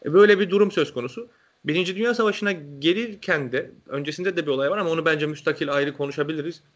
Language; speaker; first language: Turkish; native; Turkish